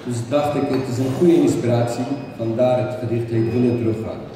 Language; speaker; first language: Dutch; non-native, fluent; Arabic